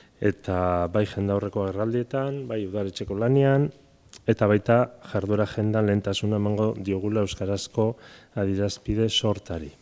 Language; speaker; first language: Basque; native; Basque